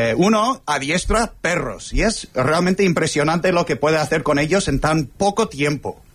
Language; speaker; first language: Spanish; non-native, fluent; English